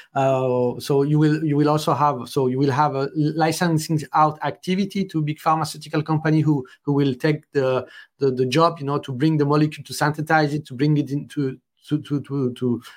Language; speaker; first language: English; non-native, fluent; French